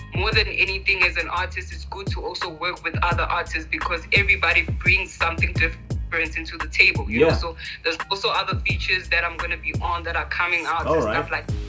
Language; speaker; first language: English; non-native, local second language; Zulu